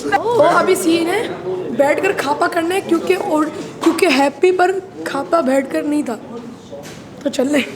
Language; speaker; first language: Urdu; native; Urdu